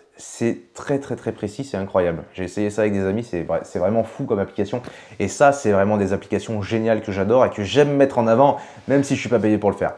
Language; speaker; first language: French; native; French